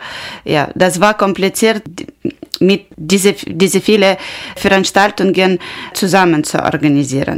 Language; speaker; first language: German; non-native, learner; Ukrainian